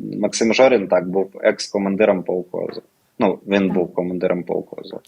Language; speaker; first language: Ukrainian; non-native, local second language; Russian